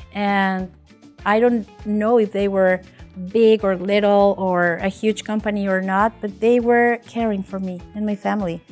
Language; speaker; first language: English; non-native, fluent; Spanish